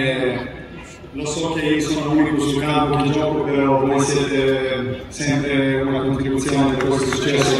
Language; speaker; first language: Italian; non-native, fluent; Serbian